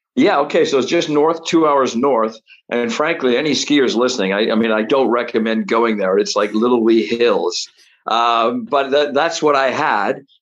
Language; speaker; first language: English; native; English